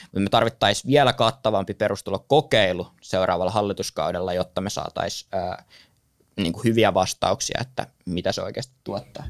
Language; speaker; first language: Finnish; native; Finnish